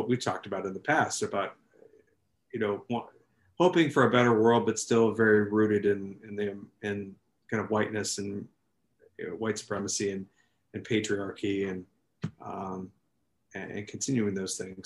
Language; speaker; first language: English; native; English